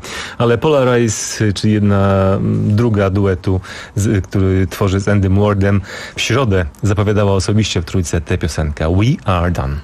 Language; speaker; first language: Polish; native; Polish